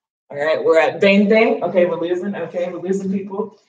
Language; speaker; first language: English; early bilingual, other home language; Spanish